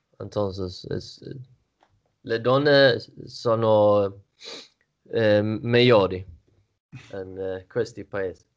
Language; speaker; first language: Italian; non-native, learner; Swedish